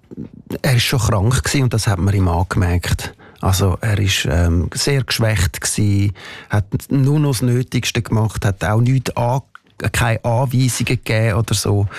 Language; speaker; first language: German; native; German